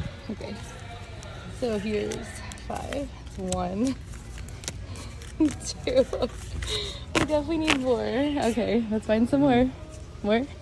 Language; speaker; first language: English; early bilingual, other home language; Spanish